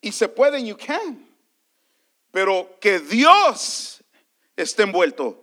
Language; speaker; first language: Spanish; early bilingual, heritage; Spanish